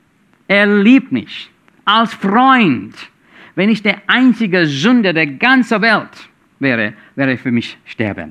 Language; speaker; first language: German; non-native, fluent; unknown